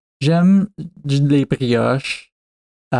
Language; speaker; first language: French; non-native, fluent; English